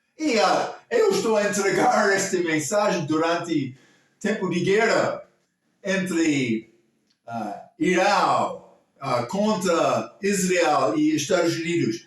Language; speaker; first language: Portuguese; non-native, local second language; English